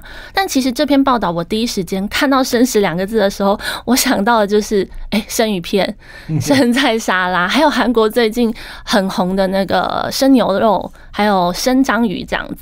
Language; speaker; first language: Chinese; native; Chinese